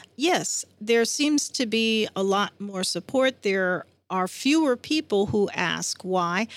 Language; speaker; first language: English; native; English